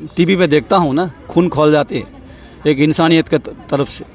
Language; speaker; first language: Hindi; non-native, local second language; Bangla